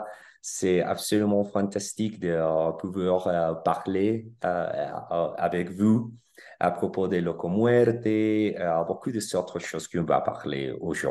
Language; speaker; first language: French; non-native, learner; Spanish